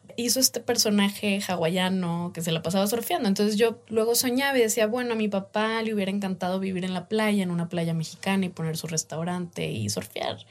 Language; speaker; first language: Spanish; native; Spanish